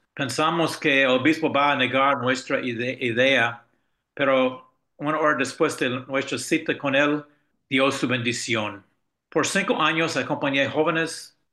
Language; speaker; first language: Spanish; non-native, fluent; English